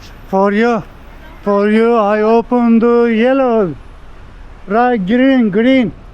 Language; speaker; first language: English; non-native, learner; Turkish